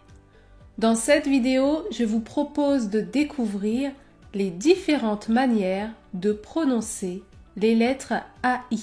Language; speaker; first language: French; native; French